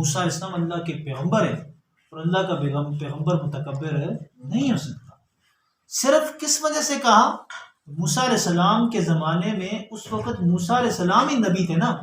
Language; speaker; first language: Urdu; non-native, local second language; Northern Hindko